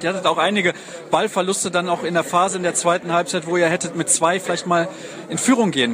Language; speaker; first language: German; native; German